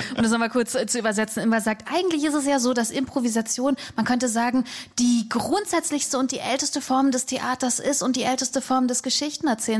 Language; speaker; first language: German; native; German